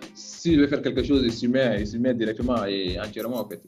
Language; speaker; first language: French; non-native, local second language; Bambara